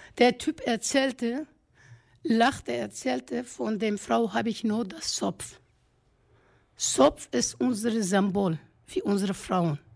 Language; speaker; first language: German; non-native, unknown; Kurdish